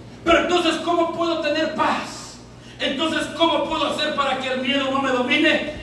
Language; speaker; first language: Spanish; native; Spanish